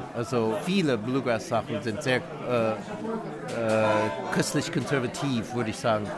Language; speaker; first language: German; non-native, fluent; English